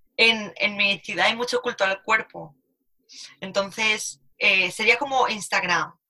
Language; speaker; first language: Spanish; native; Spanish